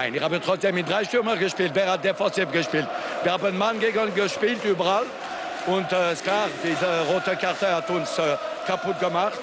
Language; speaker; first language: German; non-native, local second language; French